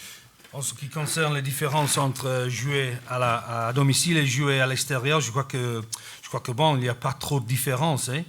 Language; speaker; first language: French; non-native, fluent; English